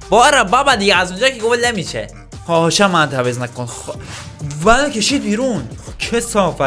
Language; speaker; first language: Persian; native; Persian